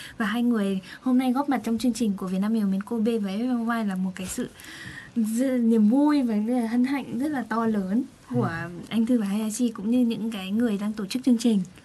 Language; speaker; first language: Vietnamese; native; Vietnamese